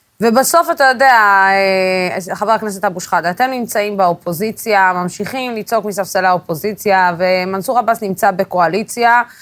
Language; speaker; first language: Hebrew; non-native, local second language; Arabic